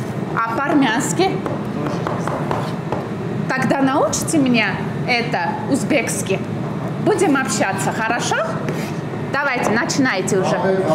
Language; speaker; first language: Russian; non-native, fluent; Armenian